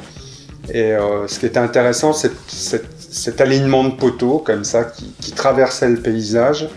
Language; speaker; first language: French; native; French